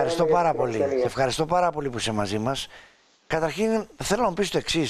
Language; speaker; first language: Greek; native; Greek